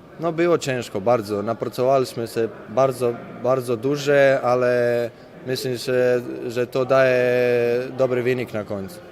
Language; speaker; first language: Polish; non-native, learner; Bosnian